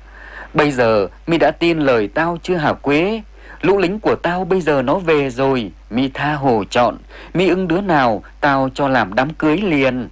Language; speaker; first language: Vietnamese; native; Vietnamese